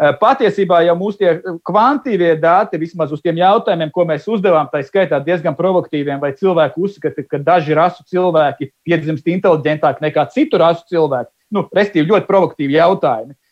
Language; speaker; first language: Latvian; native; Latvian